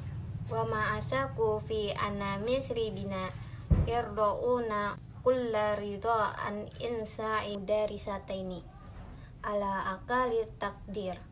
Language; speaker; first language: Arabic; non-native, learner; Indonesian